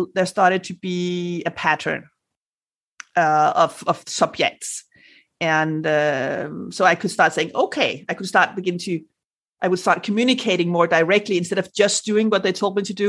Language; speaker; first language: English; non-native, fluent; Danish